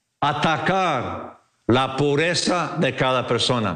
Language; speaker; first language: Spanish; non-native, fluent; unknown